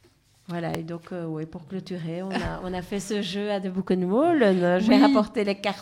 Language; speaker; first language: French; native; French